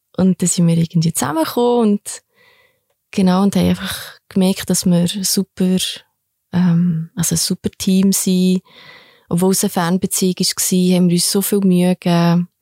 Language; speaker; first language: German; early bilingual, other home language; Albanian